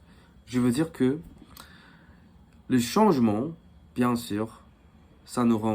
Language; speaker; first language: French; non-native, fluent; Korean